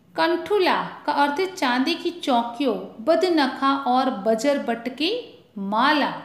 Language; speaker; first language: Hindi; non-native, local second language; Gujarati